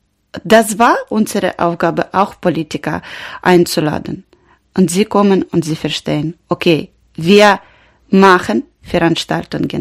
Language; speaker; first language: German; non-native, learner; Ukrainian